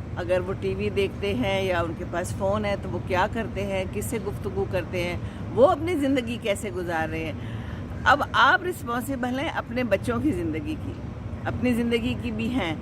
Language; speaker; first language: Urdu; non-native, local second language; Pashto